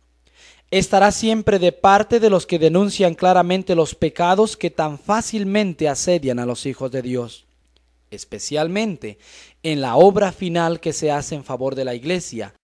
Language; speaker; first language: Spanish; native; Spanish